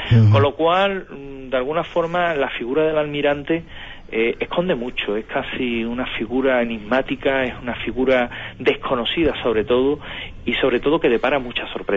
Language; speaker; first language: Spanish; native; Spanish